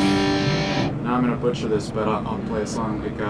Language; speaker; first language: English; native; English